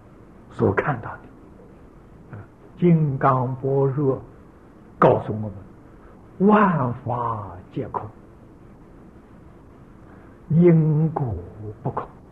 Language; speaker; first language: Chinese; native; Chinese